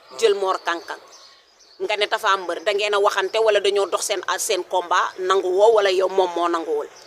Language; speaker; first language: Wolof; native; Wolof